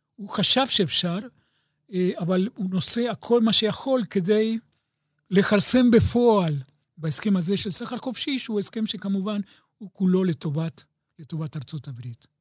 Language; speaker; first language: Hebrew; native; Hebrew